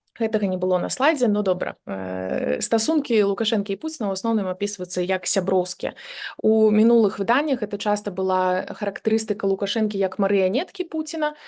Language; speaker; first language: Belarusian; native; Belarusian